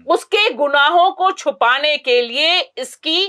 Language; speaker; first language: Hindi; native; Hindi